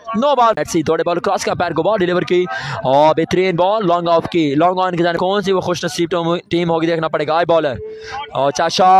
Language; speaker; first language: Urdu; non-native, local second language; Punjabi